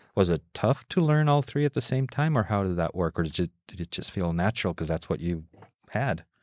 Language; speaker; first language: English; early bilingual, heritage; English